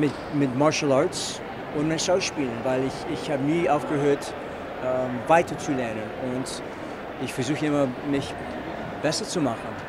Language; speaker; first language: German; non-native, fluent; English